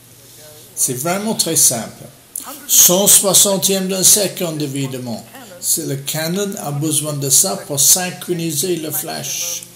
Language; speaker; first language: French; non-native, learner; English